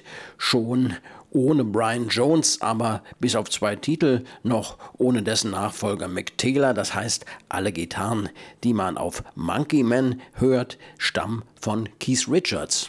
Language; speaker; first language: German; native; German